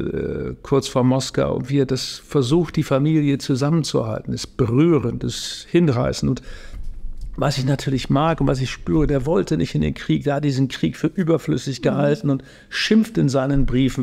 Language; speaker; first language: German; native; German